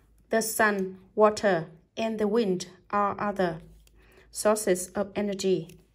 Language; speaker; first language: English; non-native, fluent; Vietnamese